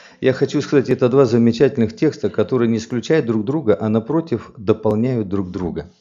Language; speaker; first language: Russian; native; Russian